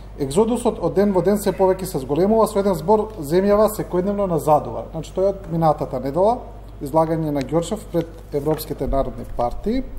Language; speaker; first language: Macedonian; native; Macedonian